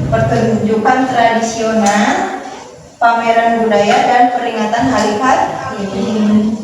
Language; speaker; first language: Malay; non-native, local second language; Sundanese